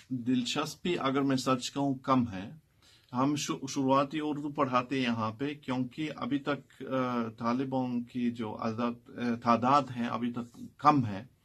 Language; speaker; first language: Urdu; non-native, fluent; German